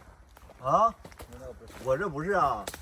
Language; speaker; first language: Chinese; native; Chinese